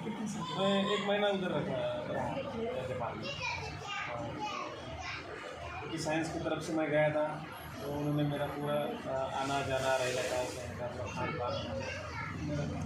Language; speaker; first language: Hindi; non-native, local second language; Marathi